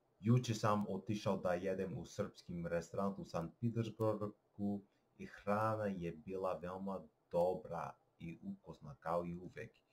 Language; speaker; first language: Serbian; non-native, learner; Russian